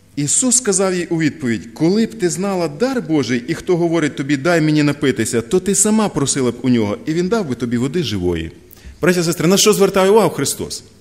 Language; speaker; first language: Ukrainian; non-native, local second language; Russian